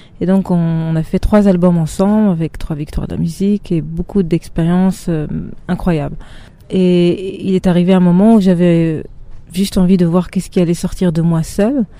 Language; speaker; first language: French; early bilingual, heritage; Hebrew